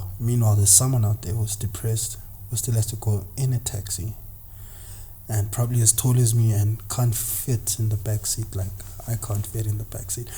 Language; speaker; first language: English; non-native, local second language; Zulu